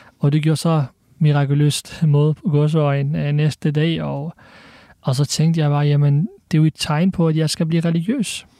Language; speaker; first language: Danish; early bilingual, other home language; Arabic